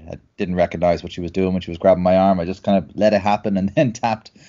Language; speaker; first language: English; native; English